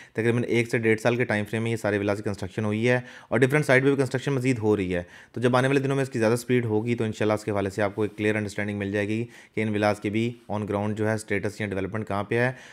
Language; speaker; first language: Urdu; native; Urdu